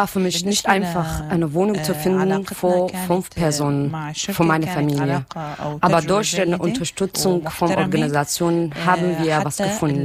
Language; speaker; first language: German; non-native, learner; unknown